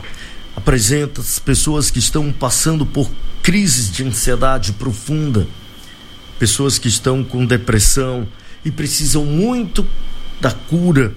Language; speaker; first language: Portuguese; native; Portuguese